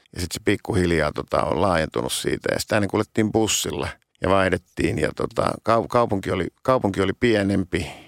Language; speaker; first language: Finnish; native; Finnish